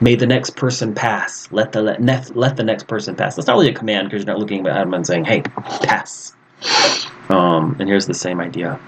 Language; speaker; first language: English; native; English